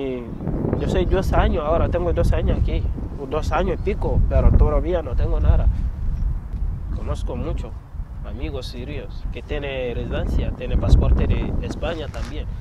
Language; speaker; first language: Spanish; non-native, learner; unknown